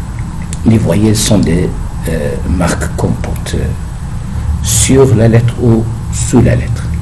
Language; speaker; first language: French; non-native, fluent; Arabic